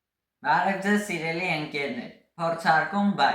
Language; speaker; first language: Armenian; early bilingual, heritage; Armenian